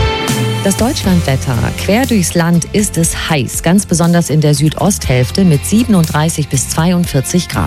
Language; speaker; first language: German; native; German